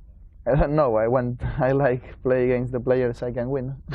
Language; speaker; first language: English; non-native, learner; Spanish